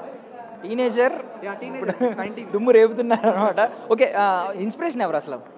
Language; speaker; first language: Telugu; native; Telugu